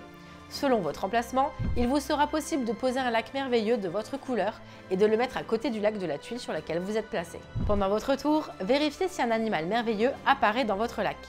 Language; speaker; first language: French; native; French